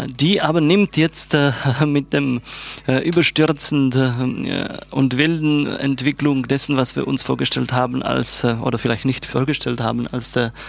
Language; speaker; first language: German; non-native, fluent; Czech